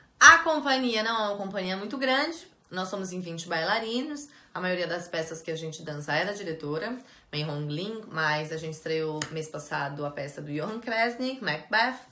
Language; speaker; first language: Portuguese; native; Portuguese